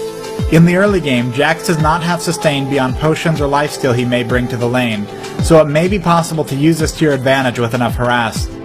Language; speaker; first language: English; native; English